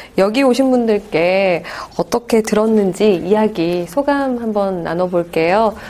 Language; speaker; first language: Korean; native; Korean